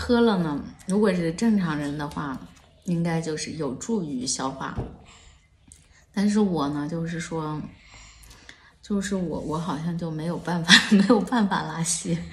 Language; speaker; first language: Chinese; native; Chinese